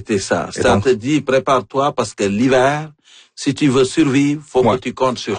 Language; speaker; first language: French; non-native, local second language; Wolof